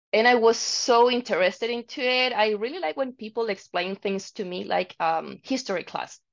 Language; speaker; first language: English; non-native, fluent; Spanish